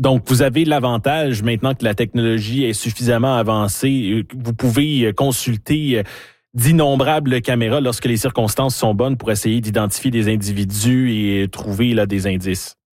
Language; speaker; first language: French; native; French